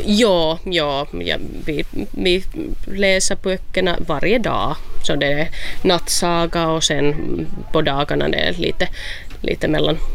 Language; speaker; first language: Swedish; non-native, local second language; Finnish